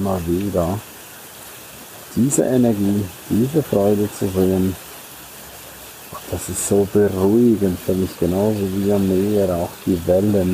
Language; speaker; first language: German; native; German